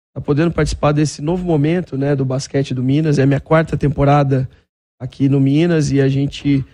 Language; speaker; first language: Portuguese; native; Portuguese